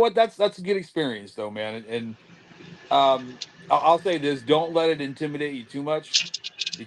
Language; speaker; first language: English; native; English